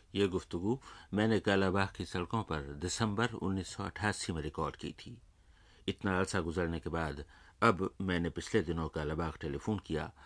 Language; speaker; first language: Urdu; native; Urdu